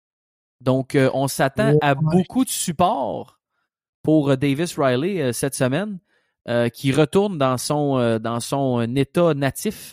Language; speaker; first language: French; native; French